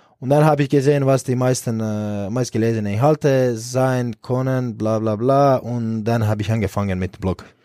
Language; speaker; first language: German; non-native, fluent; Croatian